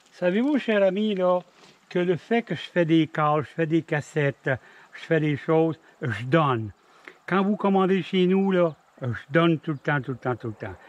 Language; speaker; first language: French; native; French